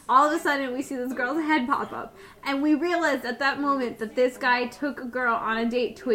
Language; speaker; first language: English; early bilingual, other home language; Spanish